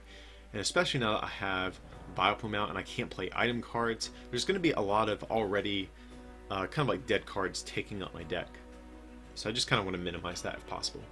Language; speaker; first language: English; native; English